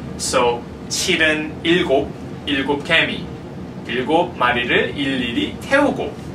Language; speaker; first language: Korean; native; Korean